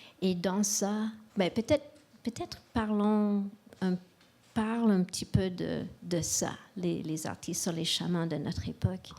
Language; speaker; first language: French; non-native, local second language; English